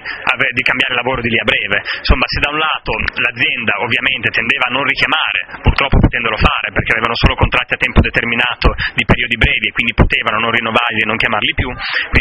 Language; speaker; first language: Italian; native; Italian